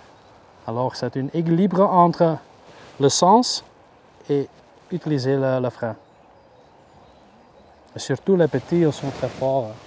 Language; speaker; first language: French; non-native, local second language; Dutch